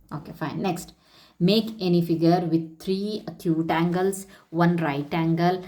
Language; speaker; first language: English; non-native, local second language; Kannada